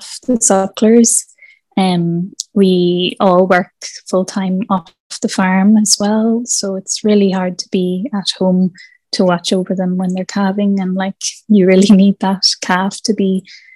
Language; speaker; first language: English; native; English